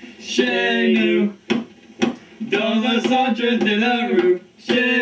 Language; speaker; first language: French; non-native, learner; English